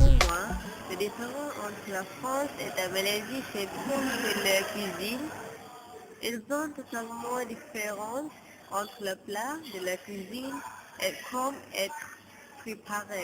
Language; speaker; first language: French; non-native, learner; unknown